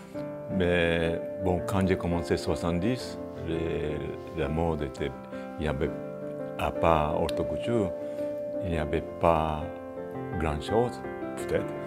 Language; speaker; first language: French; non-native, fluent; Japanese